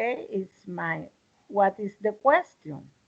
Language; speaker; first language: English; non-native, learner; Spanish